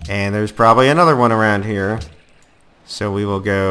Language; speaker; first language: English; native; English